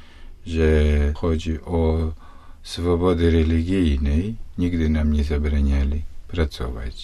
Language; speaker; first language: Polish; non-native, fluent; Russian